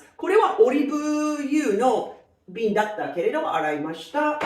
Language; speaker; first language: Japanese; non-native, fluent; English